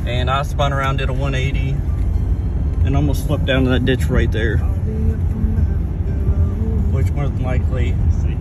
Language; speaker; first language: English; native; English